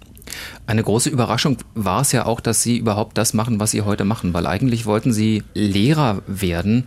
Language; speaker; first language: German; native; German